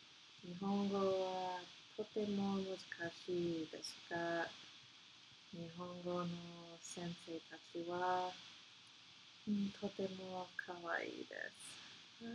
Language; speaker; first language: Japanese; non-native, learner; English